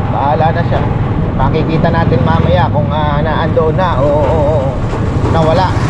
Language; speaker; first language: Filipino; native; Filipino